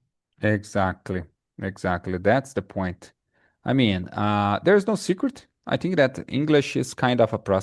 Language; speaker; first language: English; non-native, fluent; Portuguese